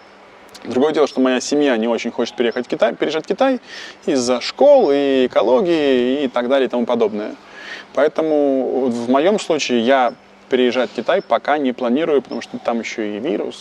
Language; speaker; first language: Russian; native; Russian